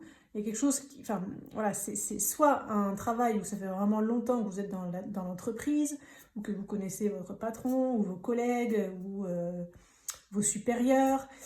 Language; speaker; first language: French; native; French